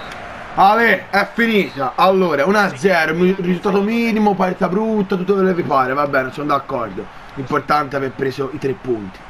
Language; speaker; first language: Italian; native; Italian